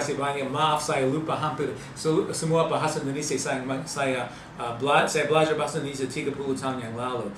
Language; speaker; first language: Indonesian; non-native, learner; English